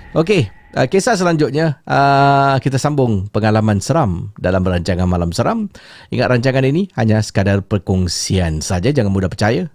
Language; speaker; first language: Malay; native; Malay